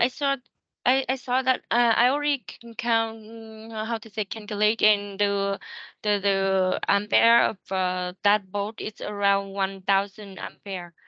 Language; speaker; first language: English; non-native, learner; Vietnamese